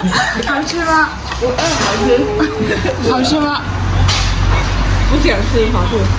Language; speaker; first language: Chinese; non-native, learner; Mongolian